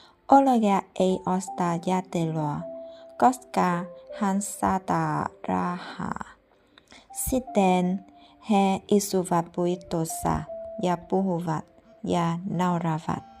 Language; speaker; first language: Finnish; non-native, learner; Vietnamese